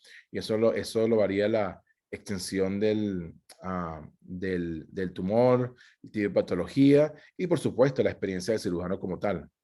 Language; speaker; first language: Spanish; native; Spanish